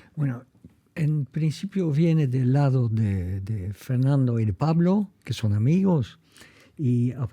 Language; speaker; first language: Spanish; non-native, fluent; Dutch